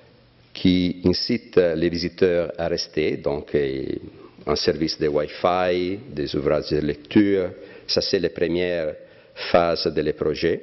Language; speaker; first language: French; non-native, fluent; Italian